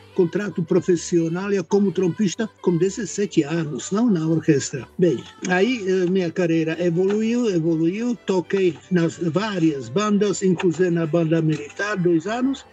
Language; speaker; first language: Portuguese; non-native, fluent; Czech